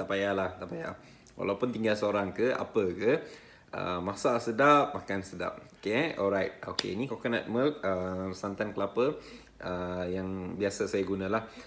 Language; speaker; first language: Malay; non-native, local second language; Tamil